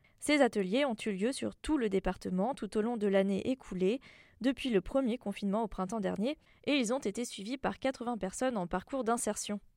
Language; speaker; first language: French; native; French